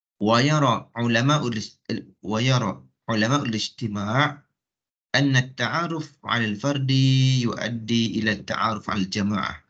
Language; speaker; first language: Arabic; non-native, fluent; Malay